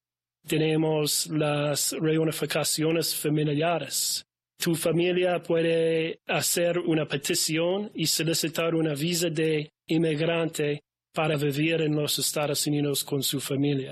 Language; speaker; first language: Spanish; non-native, fluent; English